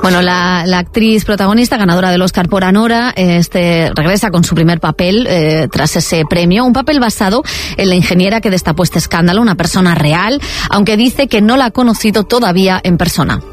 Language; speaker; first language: Spanish; native; Spanish